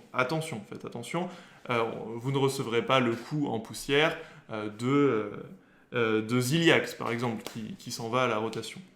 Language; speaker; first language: French; native; French